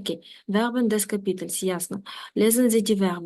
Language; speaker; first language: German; non-native, fluent; Ukrainian